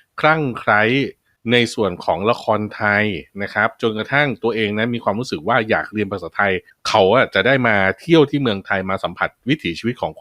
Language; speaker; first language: Thai; native; Thai